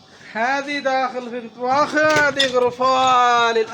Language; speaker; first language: Arabic; non-native, learner; Bangla